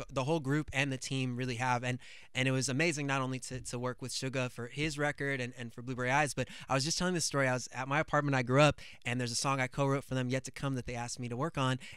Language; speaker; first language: English; native; English